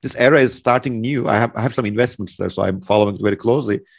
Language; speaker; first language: English; non-native, fluent; Turkish